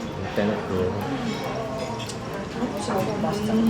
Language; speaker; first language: Korean; native; Korean